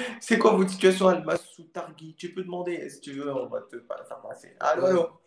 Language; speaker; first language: French; native; French